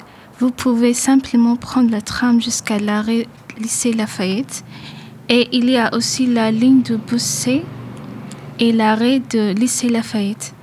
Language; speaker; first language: French; non-native, learner; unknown